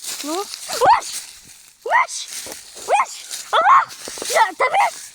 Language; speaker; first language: French; native; French